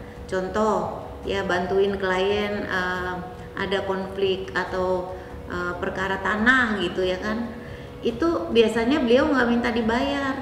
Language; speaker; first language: Indonesian; native; Indonesian